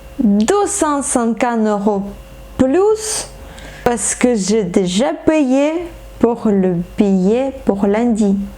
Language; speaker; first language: French; non-native, fluent; Ukrainian